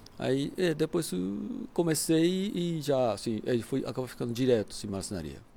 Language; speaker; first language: Portuguese; non-native, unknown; Japanese